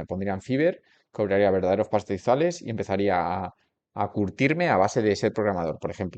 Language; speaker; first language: Spanish; native; Spanish